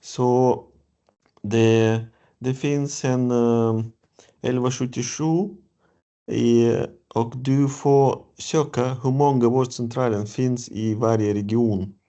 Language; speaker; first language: Swedish; non-native, fluent; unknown